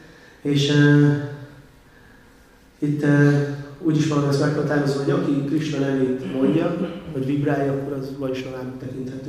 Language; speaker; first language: Hungarian; native; Hungarian